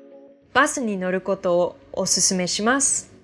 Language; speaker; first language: Japanese; non-native, fluent; English